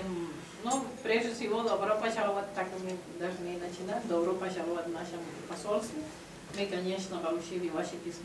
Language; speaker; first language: Russian; non-native, learner; Spanish